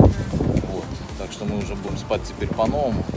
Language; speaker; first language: Russian; native; Russian